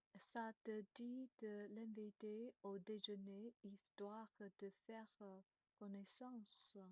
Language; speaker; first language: French; non-native, learner; Chinese